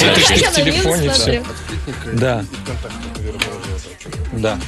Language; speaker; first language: Russian; native; Russian